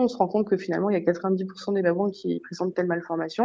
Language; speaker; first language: French; native; French